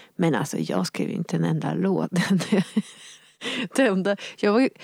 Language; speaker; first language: Swedish; native; Swedish